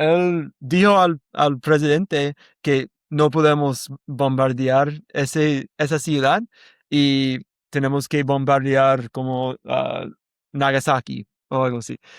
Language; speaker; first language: Spanish; non-native, learner; English